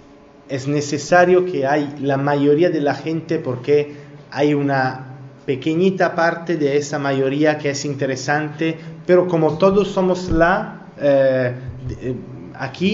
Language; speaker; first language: Spanish; non-native, learner; Italian